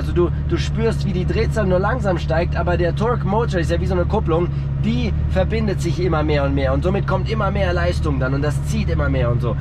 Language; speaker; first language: German; early bilingual, heritage; German